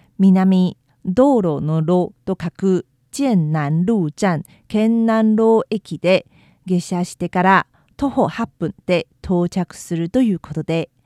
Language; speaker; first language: Japanese; non-native, fluent; Chinese